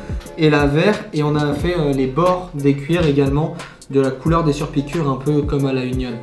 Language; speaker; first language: French; native; French